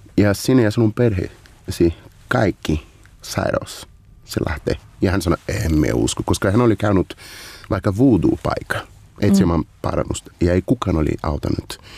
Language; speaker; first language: Finnish; non-native, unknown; Portuguese